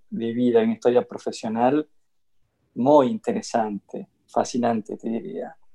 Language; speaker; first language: Spanish; native; Spanish